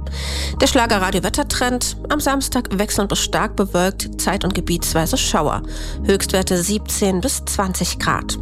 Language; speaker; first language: German; native; German